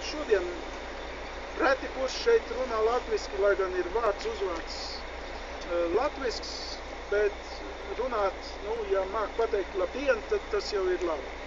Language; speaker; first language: Latvian; early bilingual, heritage; Latvian